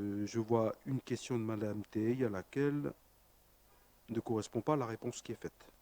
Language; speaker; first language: French; native; French